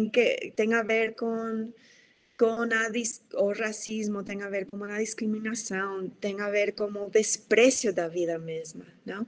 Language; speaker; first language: Portuguese; non-native, fluent; Spanish